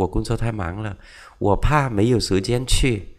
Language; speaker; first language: Chinese; non-native, fluent; Vietnamese